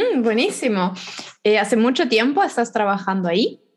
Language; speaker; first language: Spanish; native; Spanish